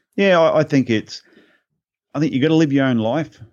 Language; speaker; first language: English; native; English